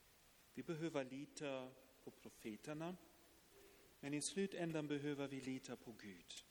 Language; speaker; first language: Swedish; non-native, fluent; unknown